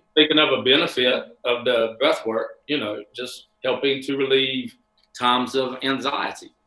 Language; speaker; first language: English; native; English